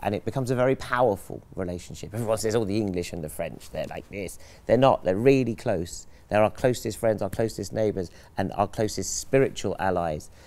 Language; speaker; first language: English; native; English